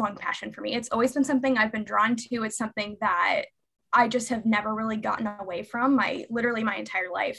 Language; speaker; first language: English; native; English